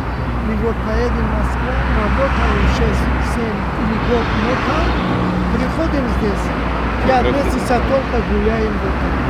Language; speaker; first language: Russian; non-native, local second language; Tajik